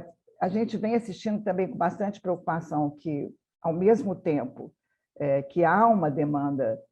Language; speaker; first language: Portuguese; native; Portuguese